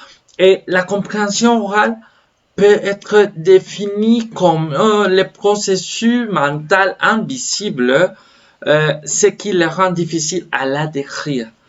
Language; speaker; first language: French; non-native, fluent; Spanish